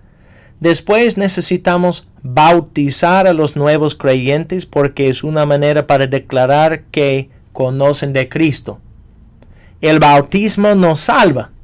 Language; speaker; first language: Spanish; non-native, fluent; English